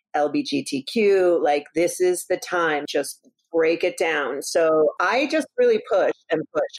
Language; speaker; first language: English; native; English